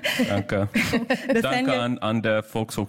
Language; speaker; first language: German; non-native, learner; English